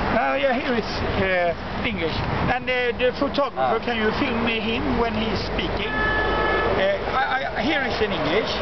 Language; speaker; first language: English; non-native, fluent; Swedish